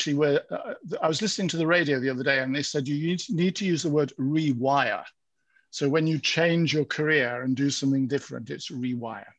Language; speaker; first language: English; native; English